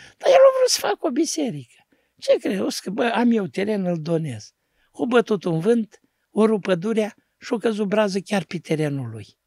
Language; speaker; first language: Romanian; native; Romanian